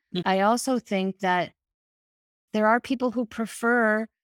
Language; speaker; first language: English; native; English